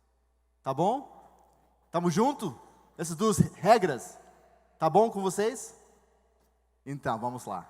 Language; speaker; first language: Portuguese; non-native, fluent; English